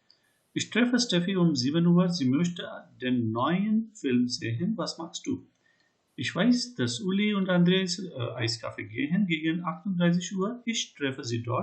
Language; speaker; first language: German; non-native, learner; Hindi